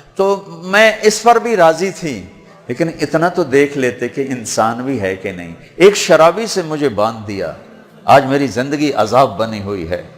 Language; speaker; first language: Urdu; non-native, local second language; Punjabi